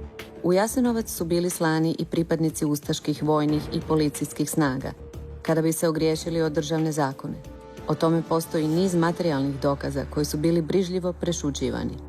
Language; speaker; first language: Croatian; native; Croatian